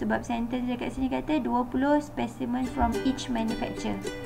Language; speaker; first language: English; non-native, local second language; Malay